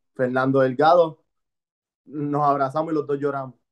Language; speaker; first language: Spanish; native; Spanish